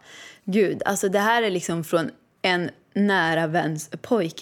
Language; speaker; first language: Swedish; native; Swedish